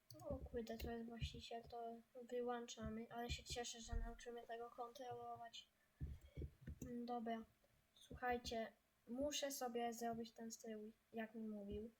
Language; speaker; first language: Polish; native; Polish